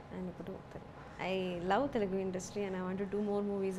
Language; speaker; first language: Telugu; non-native, learner; Malayalam